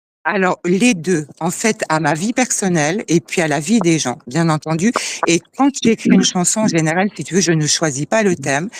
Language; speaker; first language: French; native; French